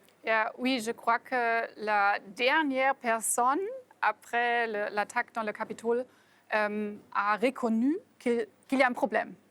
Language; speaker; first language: French; non-native, fluent; German